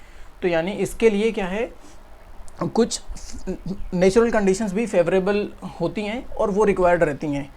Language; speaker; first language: Hindi; native; Hindi